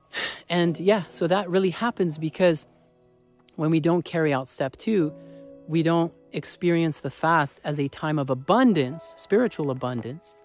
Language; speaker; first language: English; native; English